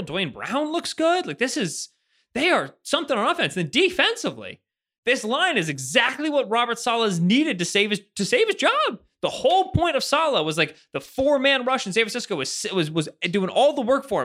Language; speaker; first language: English; native; English